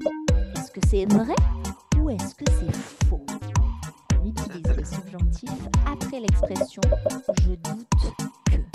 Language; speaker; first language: French; native; French